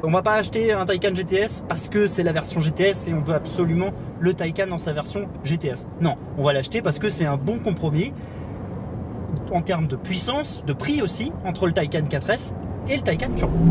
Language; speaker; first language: French; native; French